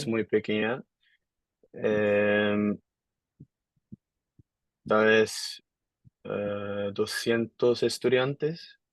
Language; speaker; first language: Spanish; non-native, learner; Dutch